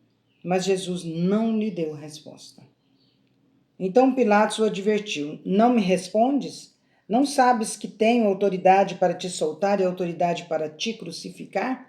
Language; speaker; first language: Portuguese; native; Portuguese